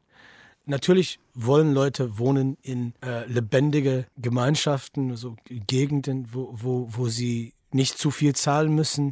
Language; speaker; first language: German; non-native, fluent; English